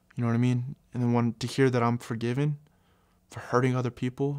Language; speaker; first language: English; native; English